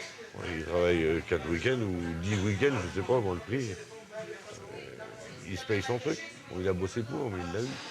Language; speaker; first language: French; native; French